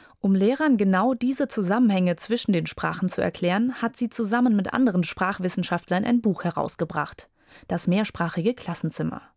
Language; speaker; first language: German; native; German